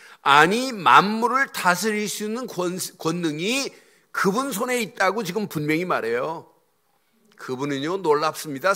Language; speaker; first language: Korean; native; Korean